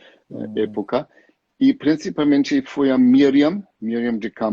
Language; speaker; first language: Portuguese; non-native, fluent; German